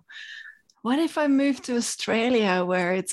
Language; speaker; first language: English; non-native, fluent; Dutch